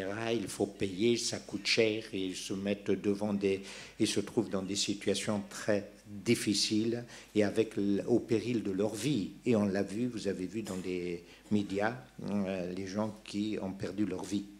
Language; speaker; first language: French; non-native, local second language; Persian